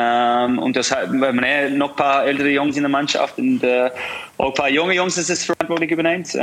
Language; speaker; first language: German; non-native, fluent; English